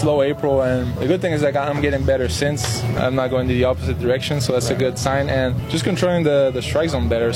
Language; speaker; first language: English; non-native, fluent; Spanish